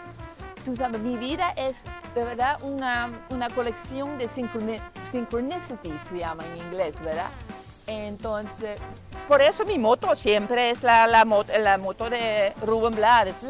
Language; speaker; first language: Spanish; non-native, fluent; Dutch